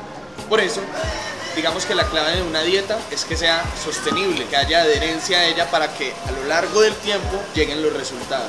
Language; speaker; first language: Spanish; native; Spanish